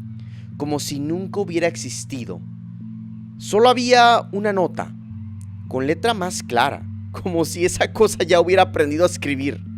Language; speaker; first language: Spanish; native; Spanish